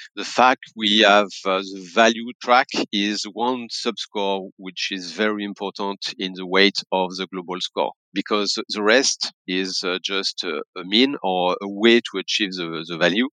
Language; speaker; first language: English; non-native, fluent; French